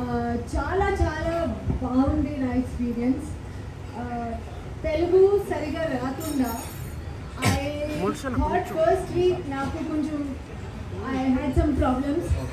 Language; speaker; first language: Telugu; non-native, learner; Hindi